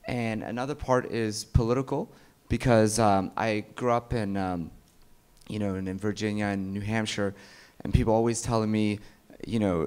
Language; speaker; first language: English; early bilingual, other home language; Amharic